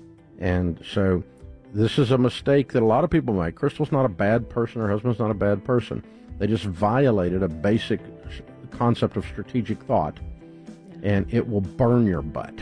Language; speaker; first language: English; native; English